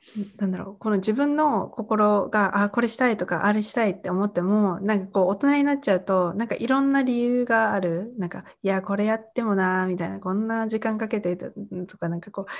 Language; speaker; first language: Japanese; native; Japanese